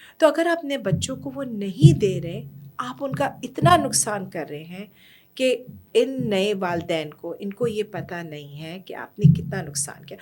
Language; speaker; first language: Urdu; non-native, local second language; Persian